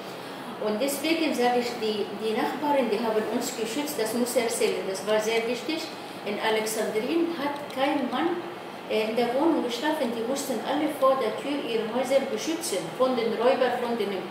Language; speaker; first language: German; non-native, fluent; Arabic